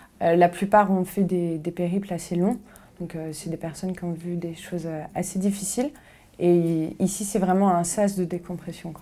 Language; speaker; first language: French; native; French